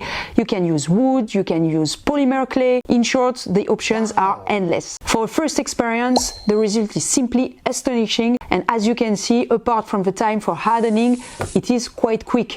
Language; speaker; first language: English; non-native, fluent; French